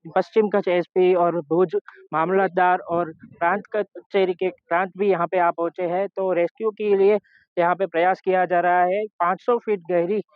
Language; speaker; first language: Hindi; non-native, local second language; Gujarati